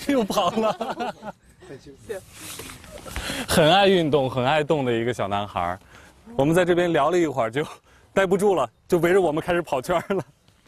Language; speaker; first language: Chinese; native; Chinese